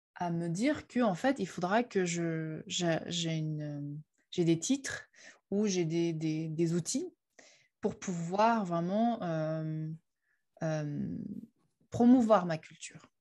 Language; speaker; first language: French; non-native, fluent; Chinese